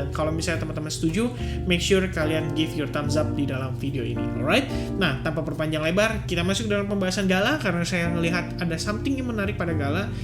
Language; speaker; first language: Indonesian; native; Indonesian